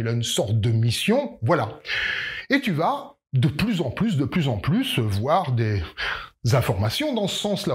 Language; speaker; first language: French; native; French